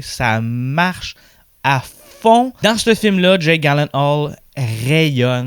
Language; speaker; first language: French; native; French